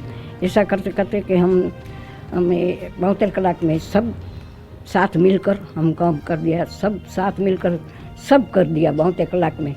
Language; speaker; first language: Hindi; non-native, local second language; Gujarati